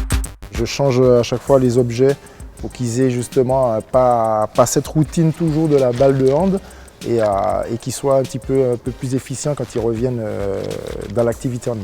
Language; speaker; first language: French; native; French